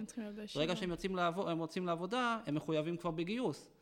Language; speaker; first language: Hebrew; non-native, local second language; Yiddish